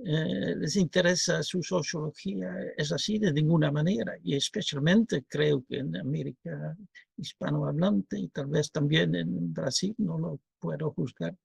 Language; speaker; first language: Spanish; non-native, fluent; Dutch